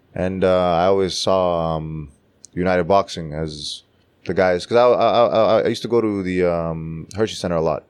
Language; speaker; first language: English; early bilingual, other home language; Czech